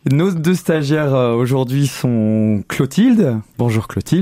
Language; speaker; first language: French; native; French